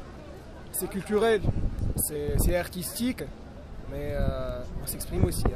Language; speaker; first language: French; non-native, local second language; Arabic